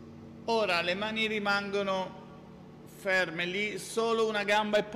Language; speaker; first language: Italian; native; Italian